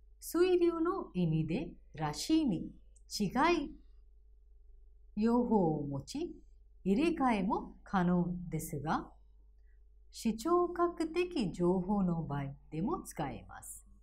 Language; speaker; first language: Japanese; non-native, fluent; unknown